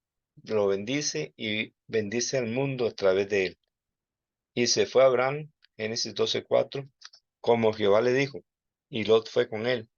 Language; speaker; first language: Spanish; native; Spanish